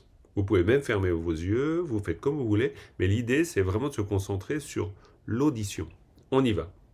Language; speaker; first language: French; native; French